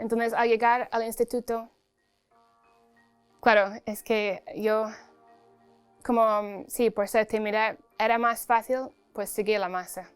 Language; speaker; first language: Spanish; non-native, fluent; English